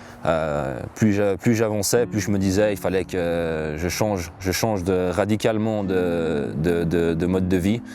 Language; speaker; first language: French; native; French